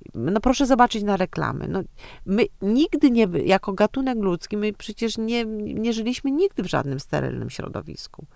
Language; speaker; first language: Polish; native; Polish